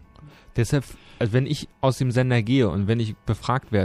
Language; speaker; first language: German; native; German